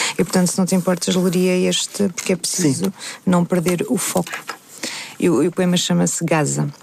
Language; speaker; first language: Portuguese; native; Portuguese